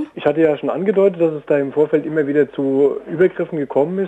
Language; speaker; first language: German; native; German